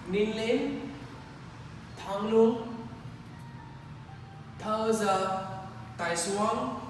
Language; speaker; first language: Vietnamese; non-native, learner; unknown